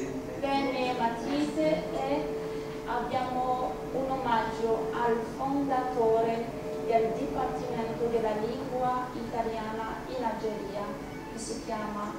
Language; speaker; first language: Italian; non-native, fluent; Arabic